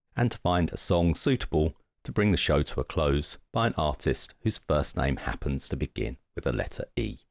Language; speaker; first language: English; native; English